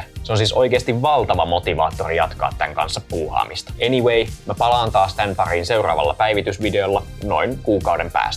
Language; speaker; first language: Finnish; native; Finnish